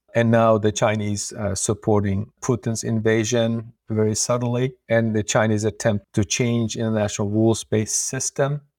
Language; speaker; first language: English; non-native, fluent; Uyghur